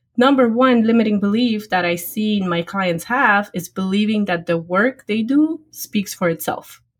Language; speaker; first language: English; non-native, fluent; Polish